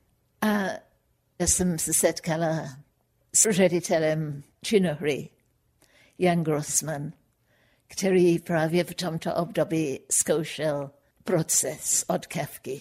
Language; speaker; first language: Czech; non-native, fluent; English